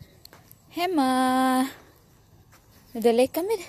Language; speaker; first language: Swedish; non-native, learner; Filipino